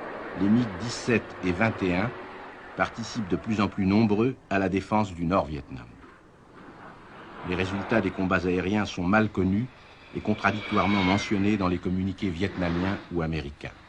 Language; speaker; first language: French; native; French